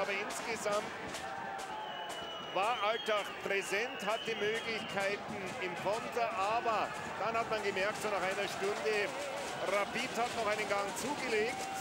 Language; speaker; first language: German; native; German